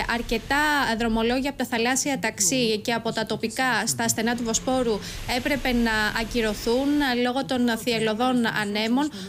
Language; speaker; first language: Greek; native; Greek